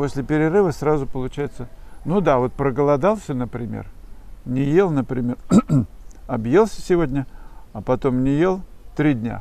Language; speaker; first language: Russian; native; Russian